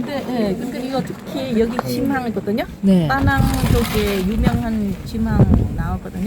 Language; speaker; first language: Korean; non-native, fluent; Vietnamese